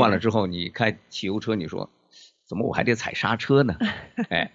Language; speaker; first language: Chinese; native; Chinese